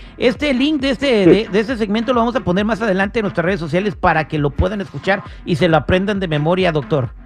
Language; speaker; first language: Spanish; native; Spanish